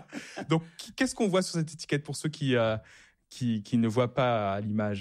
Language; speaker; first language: French; native; French